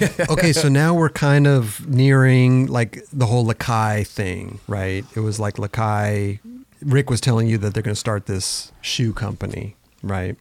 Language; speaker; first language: English; native; English